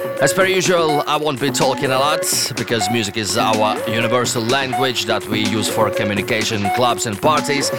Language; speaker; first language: English; non-native, fluent; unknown